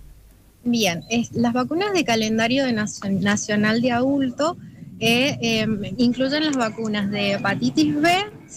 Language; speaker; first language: Spanish; native; Spanish